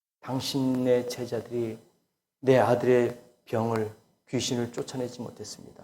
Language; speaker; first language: Korean; native; Korean